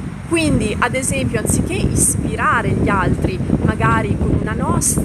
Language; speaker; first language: Italian; native; Italian